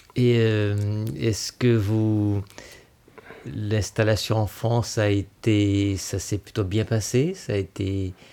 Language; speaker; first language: French; native; French